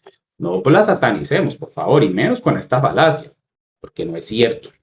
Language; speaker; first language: Spanish; native; Spanish